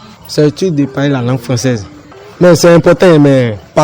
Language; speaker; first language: French; non-native, learner; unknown